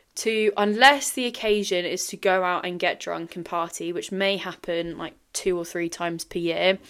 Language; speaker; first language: English; native; English